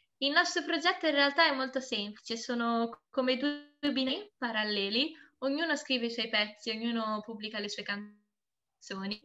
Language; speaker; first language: Italian; native; Italian